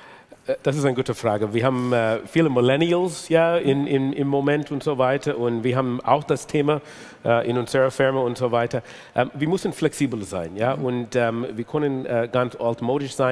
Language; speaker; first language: German; non-native, fluent; English